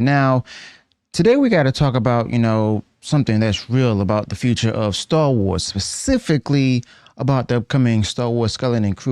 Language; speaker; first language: English; native; English